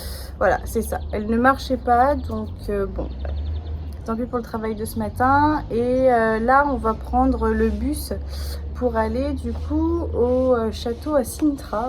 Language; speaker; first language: French; native; French